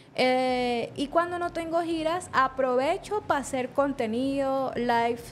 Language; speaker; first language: Spanish; native; Spanish